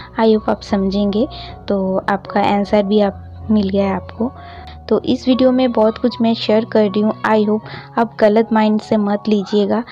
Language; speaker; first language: Hindi; non-native, local second language; Bangla